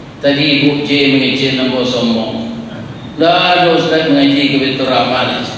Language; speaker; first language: Malay; non-native, local second language; Minangkabau